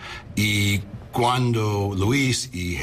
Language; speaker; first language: Spanish; non-native, learner; English